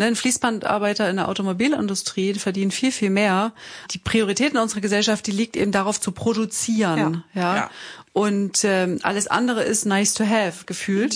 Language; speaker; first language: German; native; German